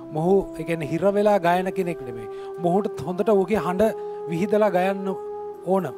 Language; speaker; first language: Sinhala; native; Sinhala